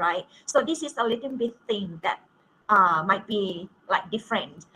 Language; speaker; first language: English; non-native, fluent; Thai